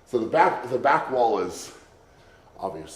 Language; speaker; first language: English; native; English